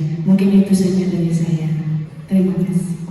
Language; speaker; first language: Indonesian; native; Indonesian